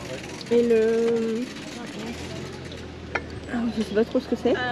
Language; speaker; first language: French; native; French